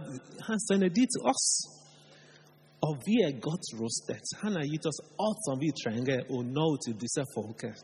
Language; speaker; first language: Norwegian; non-native, fluent; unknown